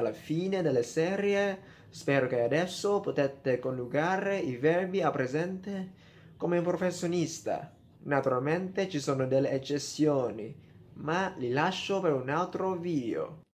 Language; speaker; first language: Italian; non-native, fluent; Vietnamese